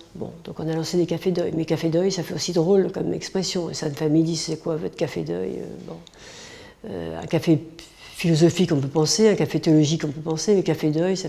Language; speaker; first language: French; native; French